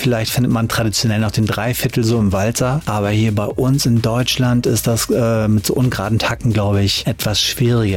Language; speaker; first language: German; native; German